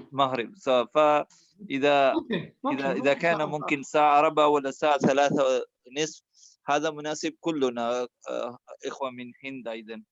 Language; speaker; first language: Arabic; non-native, learner; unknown